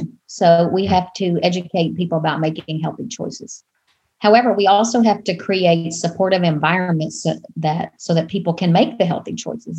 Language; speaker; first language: English; native; English